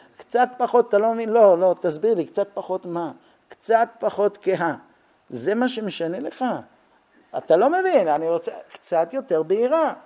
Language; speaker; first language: Hebrew; native; Hebrew